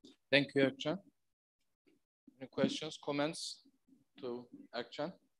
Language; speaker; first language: English; non-native, fluent; Turkish